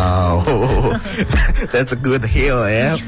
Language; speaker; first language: English; non-native, fluent; Indonesian